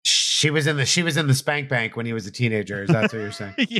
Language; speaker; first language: English; native; English